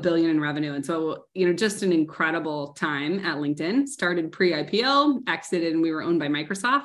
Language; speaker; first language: English; native; English